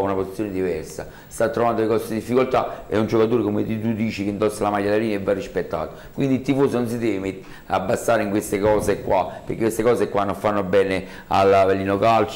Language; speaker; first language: Italian; native; Italian